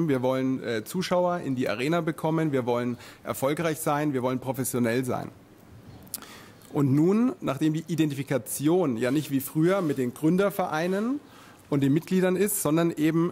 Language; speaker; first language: German; native; German